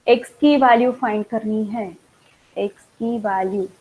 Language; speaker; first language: Hindi; non-native, local second language; Gujarati